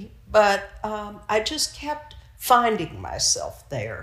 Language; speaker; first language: English; native; English